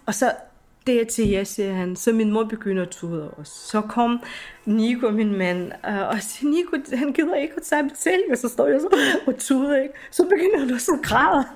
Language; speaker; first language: Danish; non-native, fluent; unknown